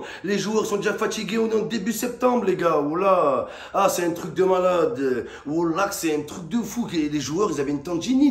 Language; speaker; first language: French; native; French